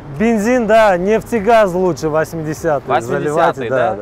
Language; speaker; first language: Russian; non-native, local second language; Uzbek